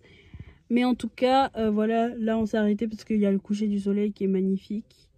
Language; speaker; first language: French; native; French